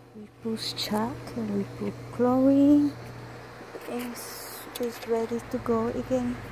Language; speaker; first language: English; non-native, learner; Spanish